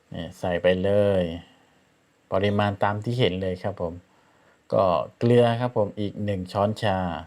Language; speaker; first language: Thai; non-native, local second language; Malay